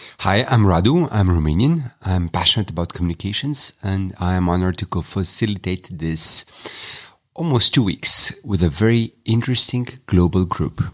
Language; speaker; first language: English; non-native, fluent; Romanian